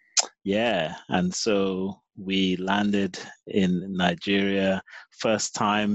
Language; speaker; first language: English; native; English